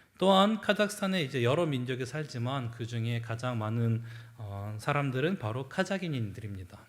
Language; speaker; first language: Korean; early bilingual, heritage; Korean